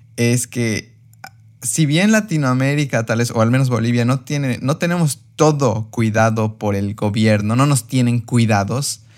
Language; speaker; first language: Spanish; native; Spanish